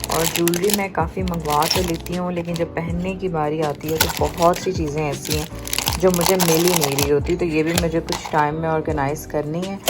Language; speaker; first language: Urdu; native; Urdu